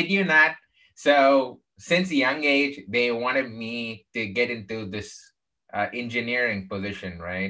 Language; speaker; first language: English; non-native, local second language; Tamil